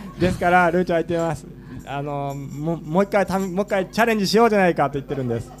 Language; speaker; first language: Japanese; native; Japanese